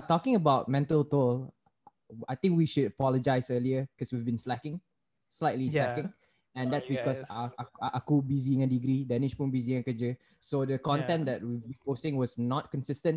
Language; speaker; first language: English; non-native, local second language; Malay